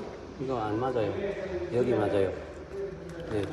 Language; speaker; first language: Korean; non-native, learner; Nepali